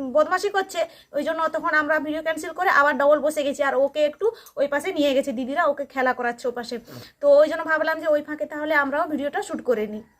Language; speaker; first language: Bangla; non-native, local second language; Santali